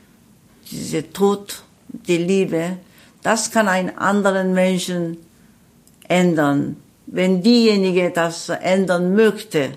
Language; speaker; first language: German; non-native, learner; Korean